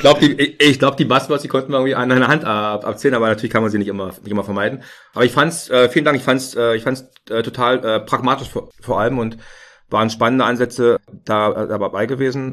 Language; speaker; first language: German; native; German